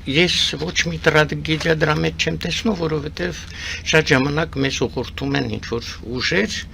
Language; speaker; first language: Armenian; early bilingual, heritage; Armenian